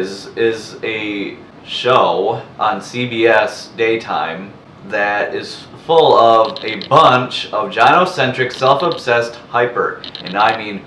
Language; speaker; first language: English; native; English